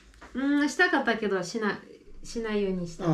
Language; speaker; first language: Japanese; non-native, learner; Russian